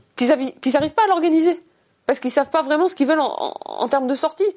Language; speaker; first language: French; native; French